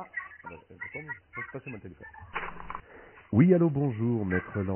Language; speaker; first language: French; native; French